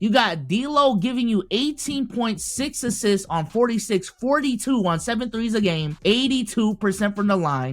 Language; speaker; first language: English; native; English